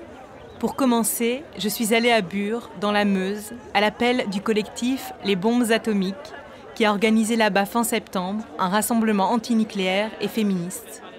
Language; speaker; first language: French; native; French